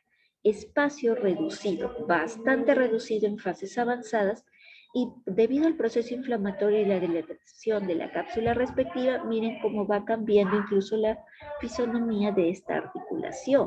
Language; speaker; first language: Spanish; native; Spanish